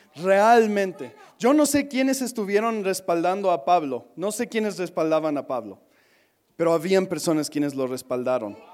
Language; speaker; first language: Spanish; non-native, fluent; English